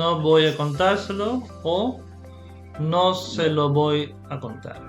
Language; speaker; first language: Spanish; non-native, fluent; English